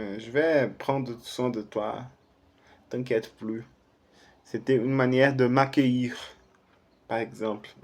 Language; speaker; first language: French; non-native, fluent; Portuguese